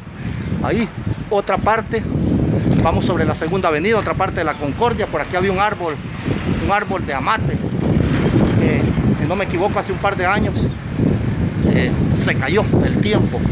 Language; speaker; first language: Spanish; native; Spanish